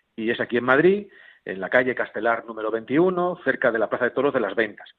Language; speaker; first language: Spanish; native; Spanish